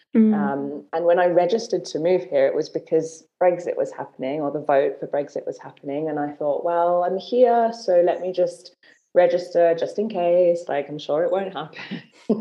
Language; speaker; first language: English; native; English